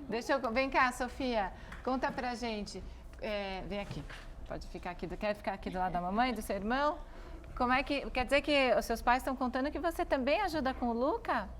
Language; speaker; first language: Portuguese; native; Portuguese